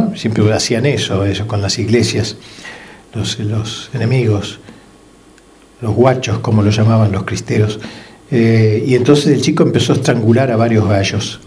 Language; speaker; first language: Spanish; native; Spanish